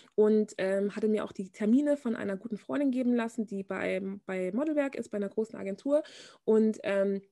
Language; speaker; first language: German; native; German